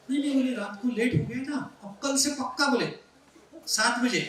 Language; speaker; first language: Hindi; non-native, local second language; Marathi